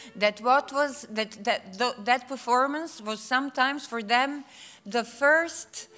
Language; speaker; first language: English; non-native, fluent; Serbian